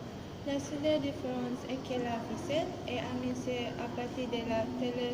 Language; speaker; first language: French; non-native, learner; Malay